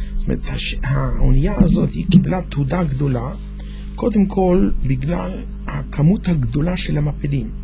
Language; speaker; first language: Hebrew; non-native, fluent; Yiddish